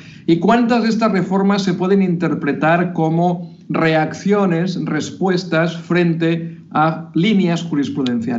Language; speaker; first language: Spanish; native; Spanish